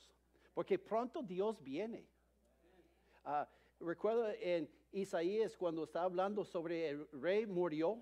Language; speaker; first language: Spanish; non-native, fluent; English